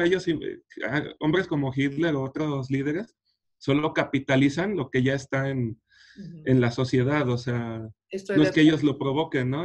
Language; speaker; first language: Spanish; native; Spanish